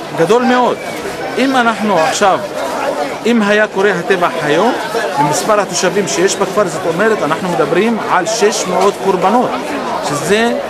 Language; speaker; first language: Hebrew; non-native, local second language; Arabic